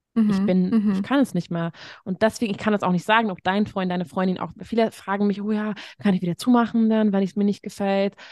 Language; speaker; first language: German; non-native, fluent; Hungarian